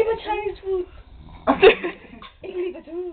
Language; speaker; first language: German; non-native, learner; English